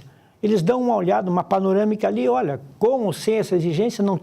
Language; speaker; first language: Portuguese; native; Portuguese